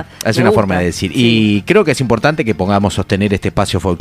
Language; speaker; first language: Spanish; native; Spanish